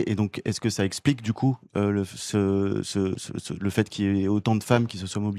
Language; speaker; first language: French; native; French